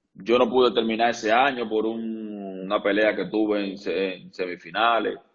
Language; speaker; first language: Spanish; native; Spanish